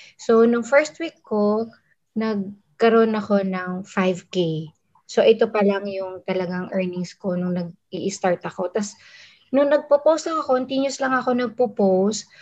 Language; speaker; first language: Filipino; native; Filipino